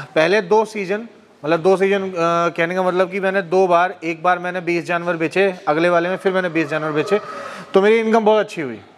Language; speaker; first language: Hindi; native; Hindi